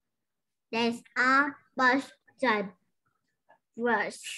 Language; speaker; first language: English; non-native, learner; Vietnamese